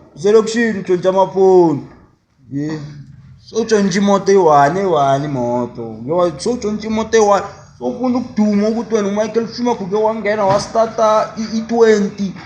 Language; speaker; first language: Zulu; native; Zulu